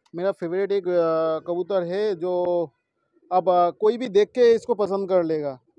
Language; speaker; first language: Hindi; non-native, local second language; Bangla